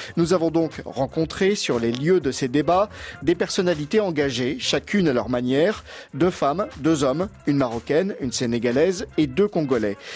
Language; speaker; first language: French; native; French